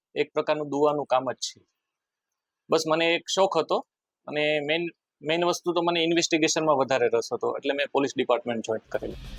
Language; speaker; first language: Gujarati; native; Gujarati